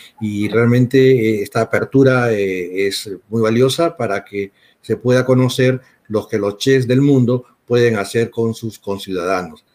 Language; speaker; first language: Spanish; native; Spanish